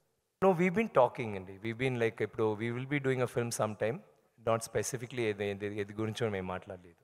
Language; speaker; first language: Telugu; non-native, learner; Tamil